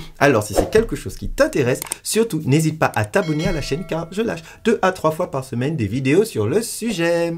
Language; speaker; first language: French; native; French